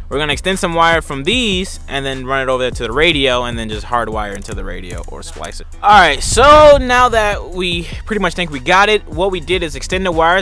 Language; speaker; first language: English; native; English